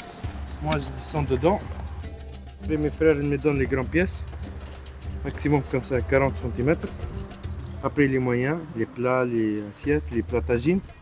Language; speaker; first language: French; non-native, learner; Arabic